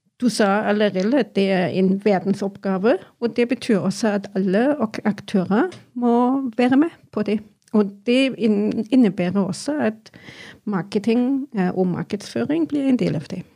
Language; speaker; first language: Norwegian; non-native, fluent; German